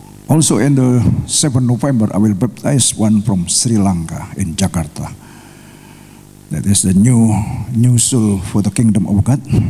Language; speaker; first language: English; non-native, fluent; Indonesian